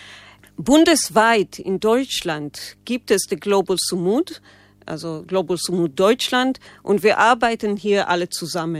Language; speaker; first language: German; non-native, learner; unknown